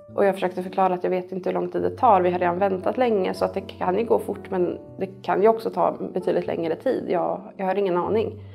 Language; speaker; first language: Swedish; native; Swedish